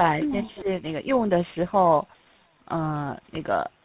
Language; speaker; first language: Chinese; non-native, fluent; Korean